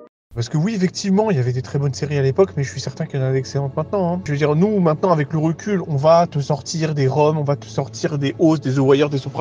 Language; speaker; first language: French; native; French